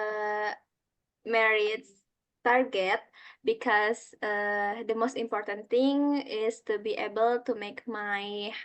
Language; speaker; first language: English; non-native, learner; Indonesian